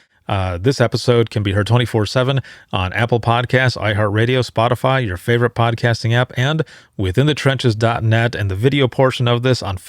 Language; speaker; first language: English; native; English